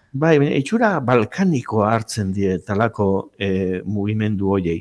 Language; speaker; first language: Basque; native; Basque